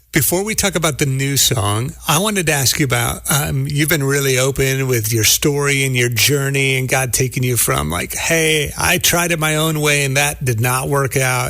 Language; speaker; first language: English; native; English